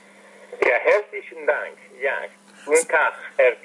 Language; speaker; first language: German; non-native, fluent; Persian